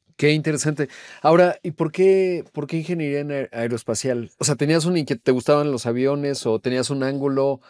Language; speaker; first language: Spanish; native; Spanish